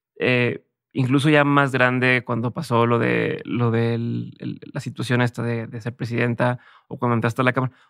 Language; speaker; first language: Spanish; native; Spanish